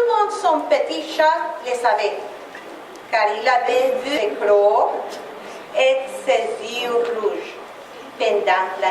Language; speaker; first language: French; non-native, learner; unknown